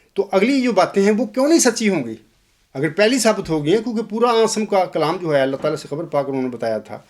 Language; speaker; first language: Urdu; non-native, local second language; Punjabi